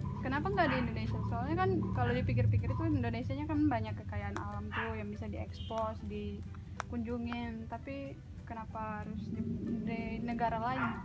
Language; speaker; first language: Indonesian; native; Indonesian